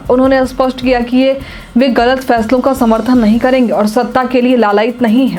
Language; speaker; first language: Hindi; native; Hindi